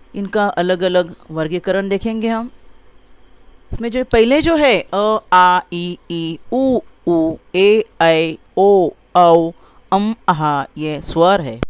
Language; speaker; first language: Hindi; non-native, local second language; Marathi